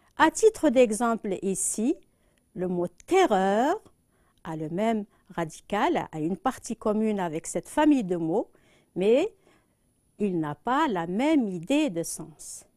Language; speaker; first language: French; non-native, local second language; Arabic